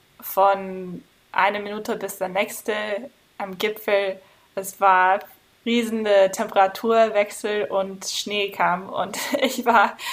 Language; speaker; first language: German; non-native, fluent; English